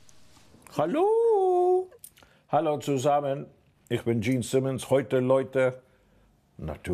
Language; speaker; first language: German; non-native, learner; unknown